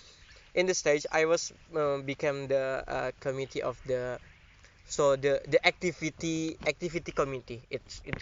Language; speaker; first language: English; non-native, learner; Indonesian